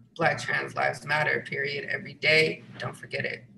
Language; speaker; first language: English; native; English